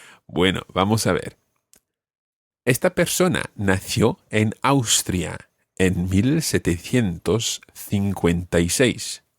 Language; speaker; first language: Spanish; non-native, fluent; English